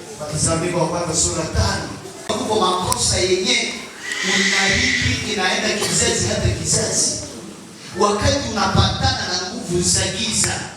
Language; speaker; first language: Swahili; native; Swahili